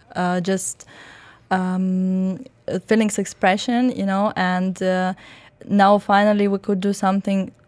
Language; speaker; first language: English; non-native, fluent; Russian